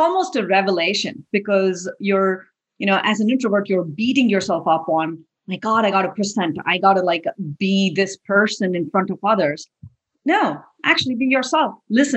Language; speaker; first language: English; non-native, local second language; Tamil